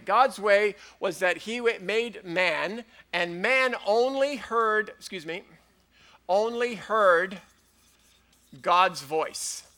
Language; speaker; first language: English; native; English